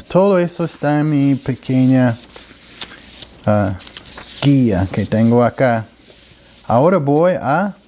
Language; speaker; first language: Spanish; non-native, learner; English